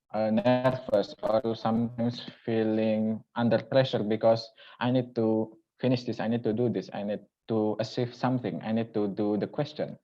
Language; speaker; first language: English; non-native, local second language; Indonesian